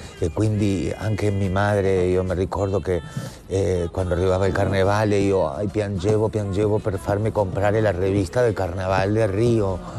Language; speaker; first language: Italian; non-native, fluent; Spanish